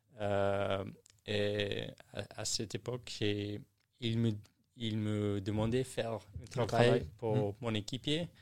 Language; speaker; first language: French; non-native, learner; English